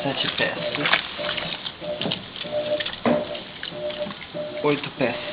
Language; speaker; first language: Portuguese; native; Portuguese